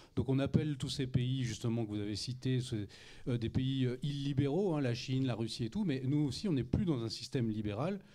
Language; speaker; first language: French; native; French